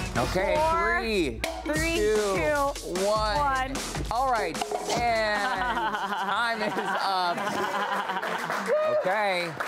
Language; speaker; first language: English; native; English